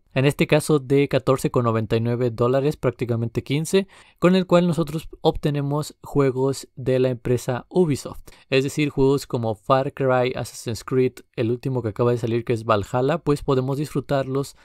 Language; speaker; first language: Spanish; native; Spanish